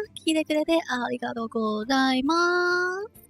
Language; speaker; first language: Japanese; non-native, learner; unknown